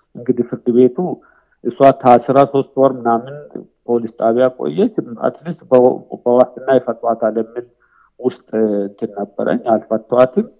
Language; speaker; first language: Amharic; non-native, local second language; Oromo